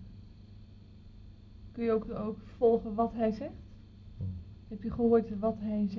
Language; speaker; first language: Dutch; native; Dutch